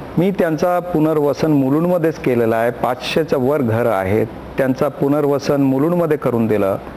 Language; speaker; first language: Marathi; non-native, local second language; Punjabi